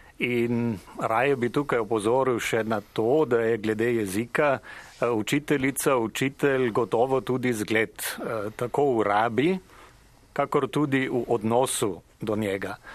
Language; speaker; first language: Slovenian; native; Slovenian